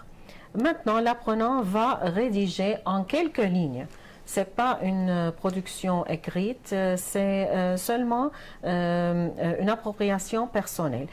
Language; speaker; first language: French; non-native, fluent; Arabic